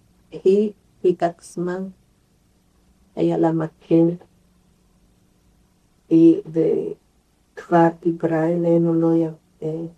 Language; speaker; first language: Hebrew; non-native, fluent; Yiddish